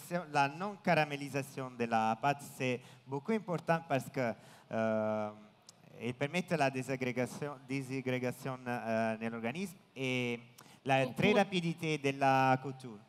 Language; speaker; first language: French; non-native, learner; Italian